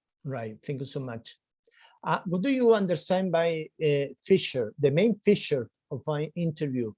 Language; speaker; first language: English; non-native, fluent; Spanish